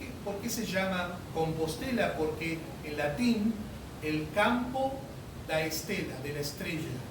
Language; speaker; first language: Spanish; non-native, learner; Portuguese